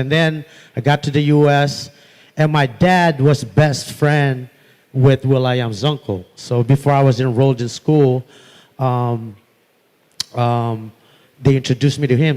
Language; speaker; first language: English; non-native, local second language; Pampanga